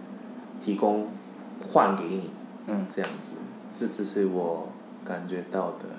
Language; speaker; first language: Chinese; non-native, fluent; Korean